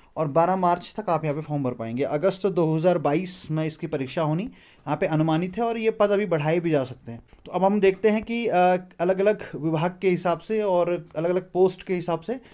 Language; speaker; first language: Hindi; native; Hindi